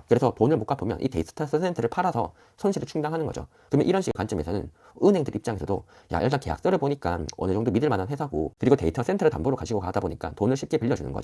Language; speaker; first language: Korean; native; Korean